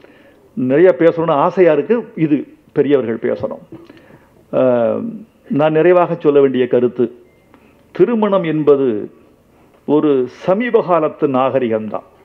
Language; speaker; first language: Tamil; native; Tamil